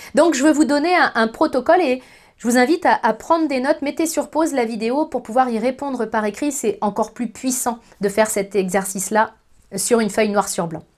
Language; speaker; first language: French; native; French